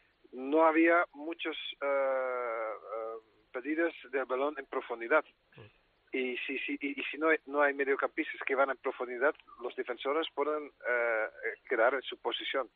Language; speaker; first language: Spanish; non-native, fluent; Dutch